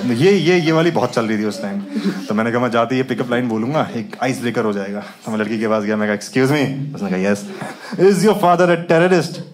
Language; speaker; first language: Hindi; native; Hindi